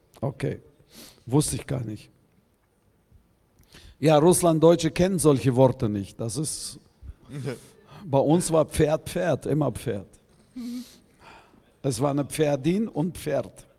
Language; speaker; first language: German; early bilingual, heritage; German